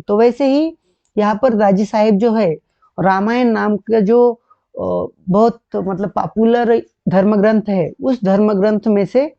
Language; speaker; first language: Hindi; non-native, local second language; Marathi